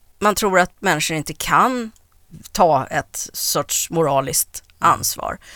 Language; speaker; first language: Swedish; native; Swedish